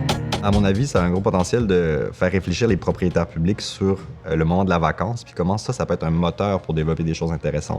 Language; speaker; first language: French; native; French